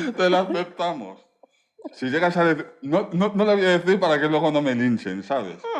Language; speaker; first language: Spanish; early bilingual, other home language; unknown